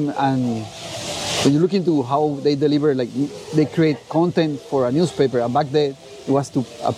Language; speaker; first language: English; non-native, fluent; Spanish